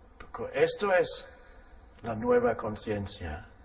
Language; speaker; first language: Spanish; non-native, fluent; German